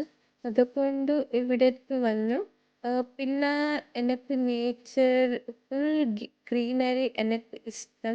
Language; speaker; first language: Malayalam; non-native, learner; Kannada